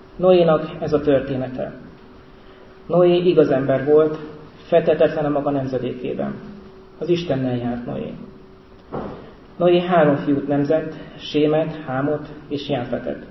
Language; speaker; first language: Hungarian; native; Hungarian